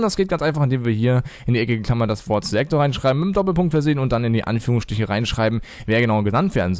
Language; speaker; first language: German; native; German